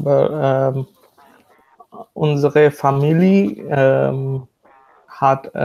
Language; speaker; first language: German; non-native, learner; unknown